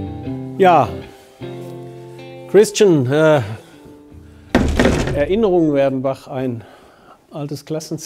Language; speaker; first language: German; native; German